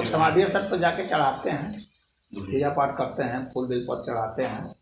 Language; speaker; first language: Hindi; native; Hindi